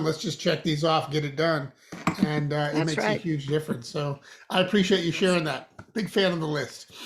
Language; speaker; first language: English; native; English